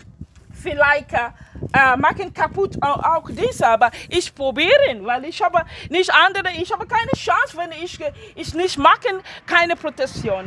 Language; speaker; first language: German; non-native, learner; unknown